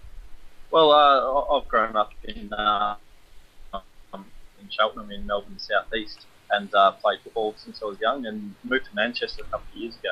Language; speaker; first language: English; native; English